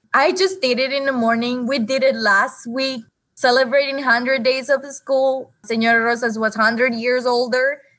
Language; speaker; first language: English; non-native, fluent; Spanish